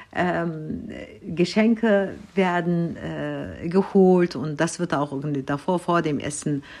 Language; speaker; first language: German; non-native, fluent; Turkish